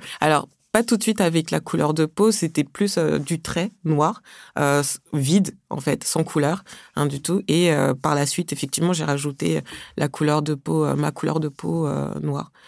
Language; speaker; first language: French; early bilingual, other home language; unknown